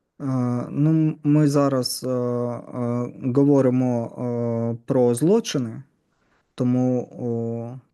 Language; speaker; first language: Ukrainian; non-native, learner; Russian